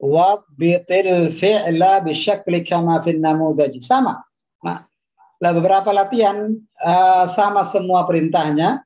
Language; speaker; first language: Indonesian; native; Indonesian